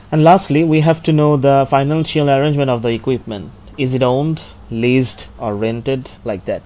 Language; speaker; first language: English; non-native, local second language; Bangla